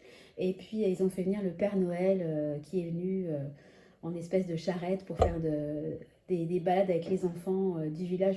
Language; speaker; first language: French; native; French